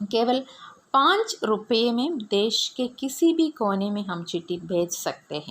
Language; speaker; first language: Hindi; non-native, local second language; Malayalam